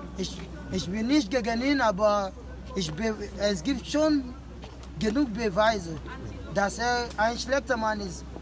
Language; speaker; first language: German; non-native, fluent; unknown